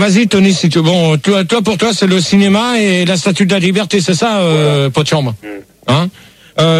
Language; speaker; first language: French; native; French